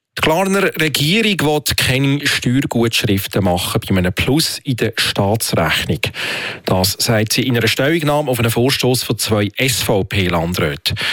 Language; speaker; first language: German; native; German